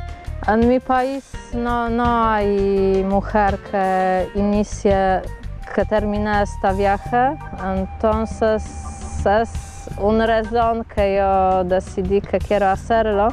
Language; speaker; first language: Spanish; non-native, learner; Polish